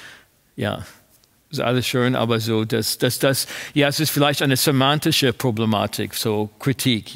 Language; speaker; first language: German; non-native, fluent; English